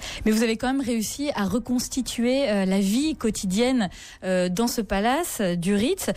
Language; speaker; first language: French; native; French